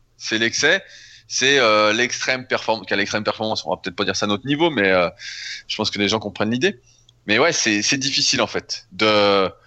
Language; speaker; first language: French; native; French